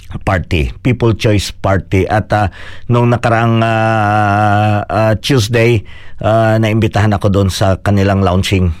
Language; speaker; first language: Filipino; non-native, local second language; Cebuano